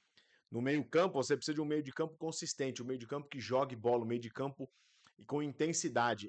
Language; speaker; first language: Portuguese; native; Portuguese